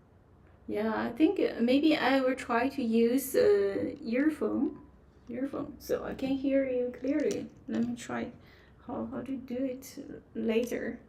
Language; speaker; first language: English; non-native, fluent; Chinese